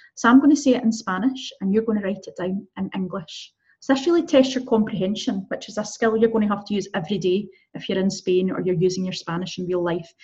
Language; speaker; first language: English; native; English